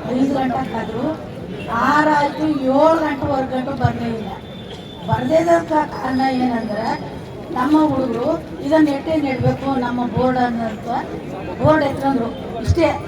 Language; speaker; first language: Kannada; native; Kannada